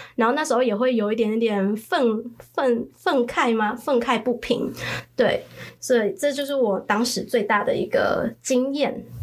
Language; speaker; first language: Chinese; early bilingual, other home language; Khmer